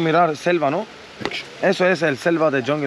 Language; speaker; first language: Spanish; non-native, learner; Swedish